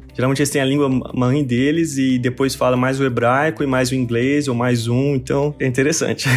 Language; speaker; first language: Portuguese; native; Portuguese